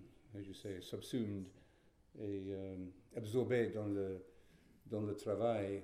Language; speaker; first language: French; non-native, fluent; English